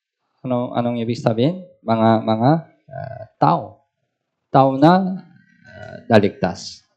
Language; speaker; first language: Filipino; non-native, learner; Korean